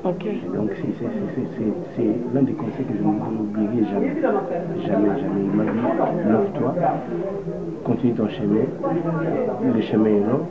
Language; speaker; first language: French; non-native, local second language; Lingala